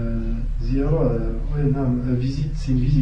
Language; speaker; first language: Arabic; non-native, learner; French